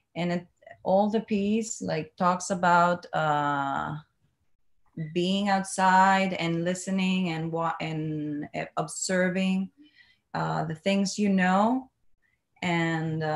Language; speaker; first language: English; non-native, learner; Spanish